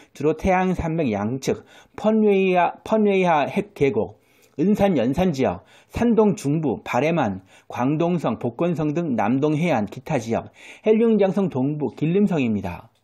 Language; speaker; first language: Korean; native; Korean